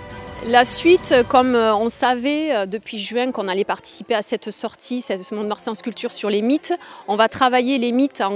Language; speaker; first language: French; native; French